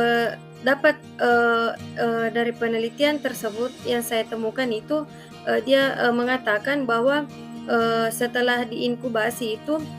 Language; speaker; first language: Indonesian; native; Indonesian